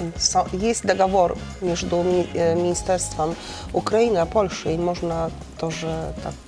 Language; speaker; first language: Russian; non-native, learner; Polish